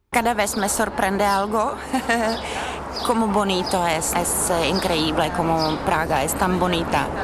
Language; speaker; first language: Spanish; non-native, learner; Czech